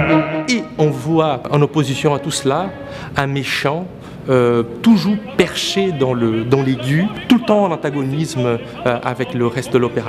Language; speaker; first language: French; non-native, fluent; Portuguese